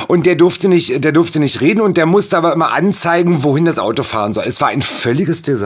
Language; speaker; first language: German; native; German